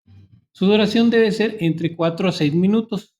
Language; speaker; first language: Spanish; native; Spanish